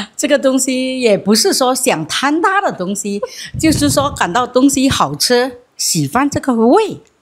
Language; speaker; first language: Chinese; non-native, local second language; Hakka Chinese